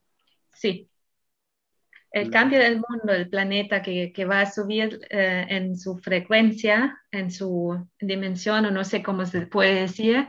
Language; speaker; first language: Spanish; non-native, fluent; German